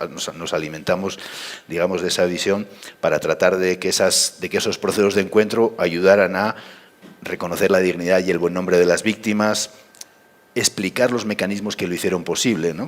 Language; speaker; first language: Spanish; native; Spanish